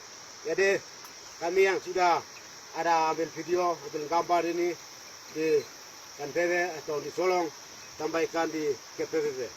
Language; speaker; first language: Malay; non-native, local second language; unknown